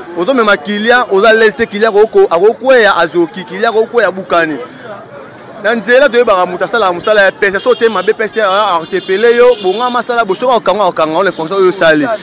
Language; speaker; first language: Lingala; native; Lingala